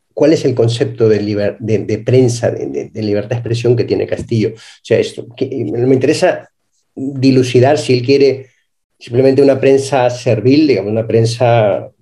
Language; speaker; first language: Spanish; native; Spanish